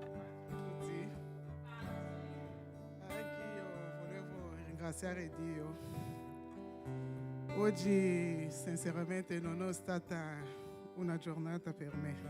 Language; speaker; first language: Italian; non-native, fluent; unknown